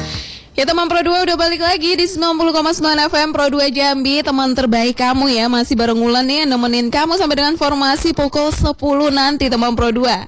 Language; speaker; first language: Indonesian; native; Indonesian